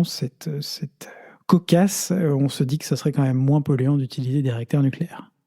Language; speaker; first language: French; native; French